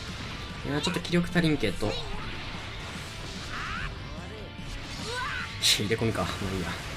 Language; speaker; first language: Japanese; native; Japanese